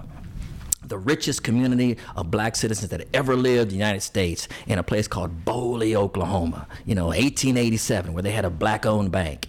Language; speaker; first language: English; native; English